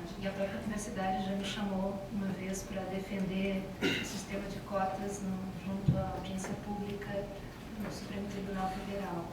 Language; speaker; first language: Portuguese; native; Portuguese